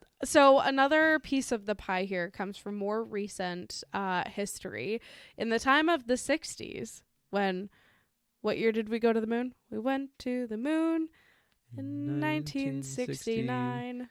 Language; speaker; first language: English; native; English